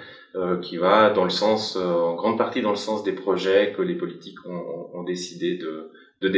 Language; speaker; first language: French; native; French